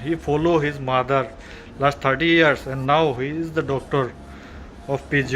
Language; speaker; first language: English; non-native, learner; Bangla